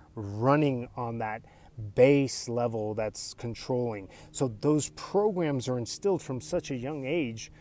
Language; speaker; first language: English; early bilingual, other home language; Spanish